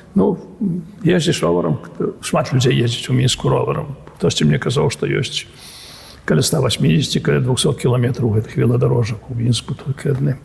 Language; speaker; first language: Belarusian; native; Belarusian